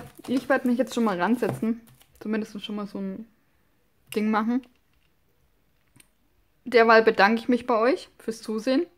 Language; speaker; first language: German; non-native, fluent; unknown